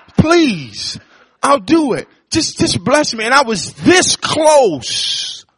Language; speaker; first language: English; native; English